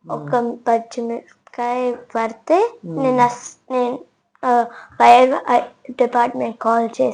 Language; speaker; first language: Telugu; early bilingual, heritage; Telugu